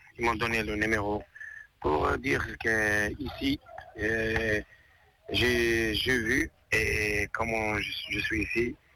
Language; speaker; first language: French; non-native, fluent; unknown